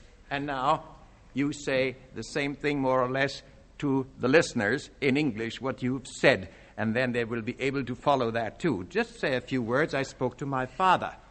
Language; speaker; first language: English; non-native, fluent; Dutch